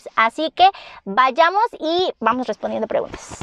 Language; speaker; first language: Spanish; native; Spanish